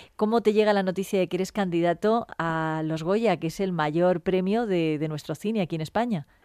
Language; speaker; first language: Spanish; native; Spanish